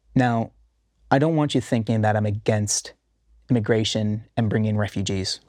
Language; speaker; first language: English; early bilingual, heritage; Arabic